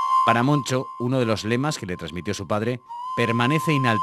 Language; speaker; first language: Spanish; native; Spanish